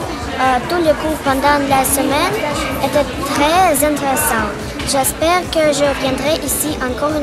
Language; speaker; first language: French; non-native, learner; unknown